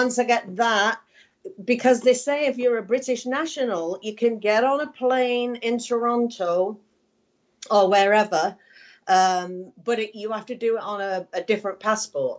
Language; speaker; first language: English; native; English